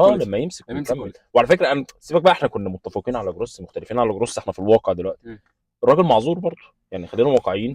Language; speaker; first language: Arabic; native; Arabic